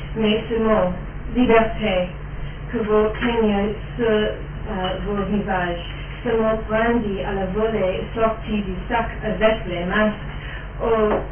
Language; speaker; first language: French; non-native, learner; English